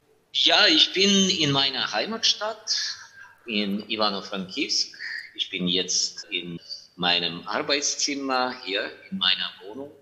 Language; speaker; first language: German; non-native, fluent; Ukrainian